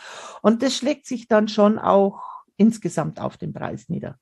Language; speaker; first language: German; native; German